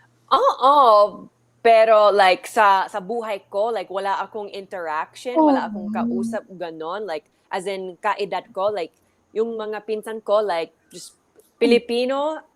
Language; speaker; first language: Filipino; early bilingual, heritage; English